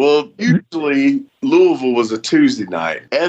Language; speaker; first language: English; native; English